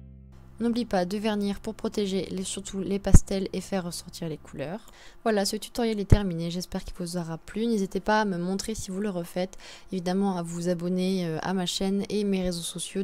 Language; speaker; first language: French; native; French